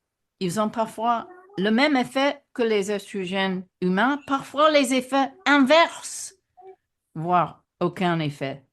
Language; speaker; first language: French; non-native, fluent; English